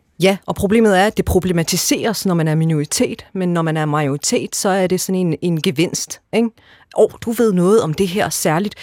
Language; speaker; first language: Danish; early bilingual, other home language; Arabic